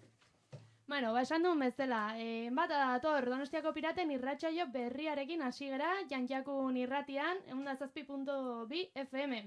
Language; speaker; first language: Basque; native; Basque